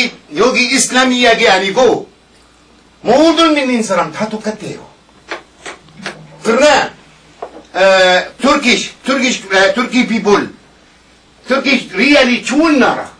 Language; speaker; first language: Korean; non-native, learner; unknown